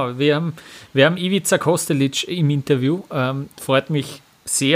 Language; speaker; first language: German; native; German